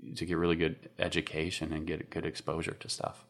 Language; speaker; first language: English; native; English